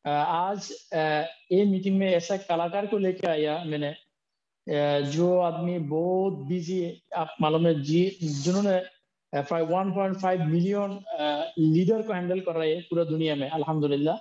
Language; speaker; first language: Hindi; non-native, learner; Bangla